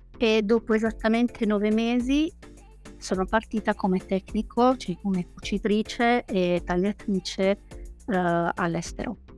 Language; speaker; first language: Italian; non-native, fluent; Hungarian